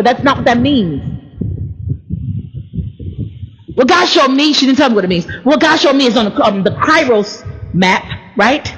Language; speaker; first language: English; native; English